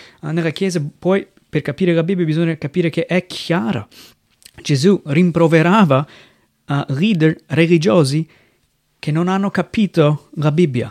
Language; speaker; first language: Italian; non-native, fluent; English